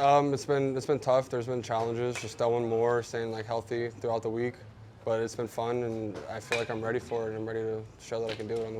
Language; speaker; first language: English; native; English